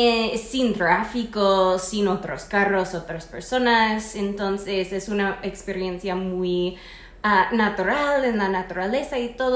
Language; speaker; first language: Spanish; non-native, fluent; English